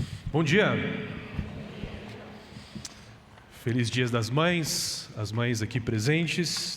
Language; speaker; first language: Portuguese; native; Portuguese